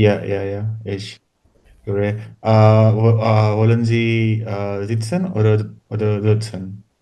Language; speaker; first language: German; non-native, learner; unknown